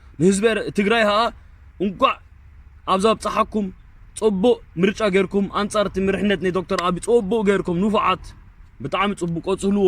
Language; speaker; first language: Tigrinya; early bilingual, heritage; Tigrinya